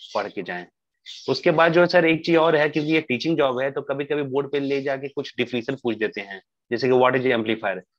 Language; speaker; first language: Hindi; native; Hindi